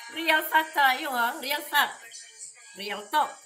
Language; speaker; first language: Filipino; non-native, local second language; Cebuano